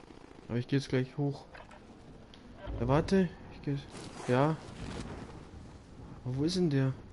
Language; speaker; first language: German; native; German